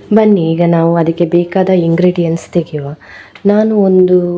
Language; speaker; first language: Kannada; non-native, local second language; Tulu